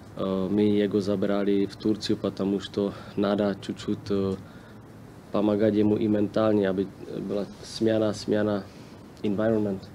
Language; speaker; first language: Russian; non-native, learner; Slovak